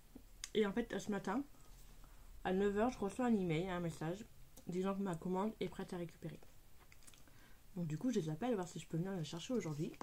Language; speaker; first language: French; native; French